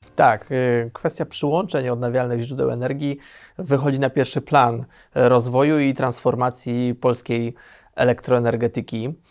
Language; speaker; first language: Polish; native; Polish